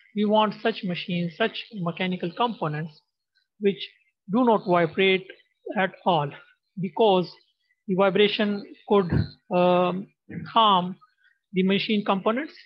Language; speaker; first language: English; non-native, local second language; Pashto